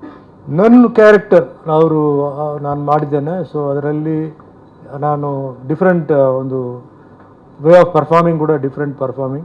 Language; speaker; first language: Kannada; non-native, fluent; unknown